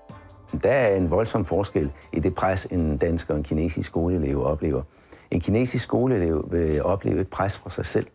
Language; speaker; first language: Danish; native; Danish